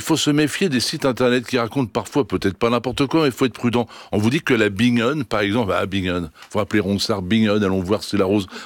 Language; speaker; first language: French; native; French